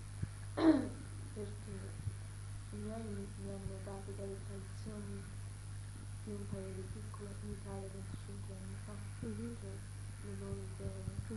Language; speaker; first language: Italian; early bilingual, heritage; Italian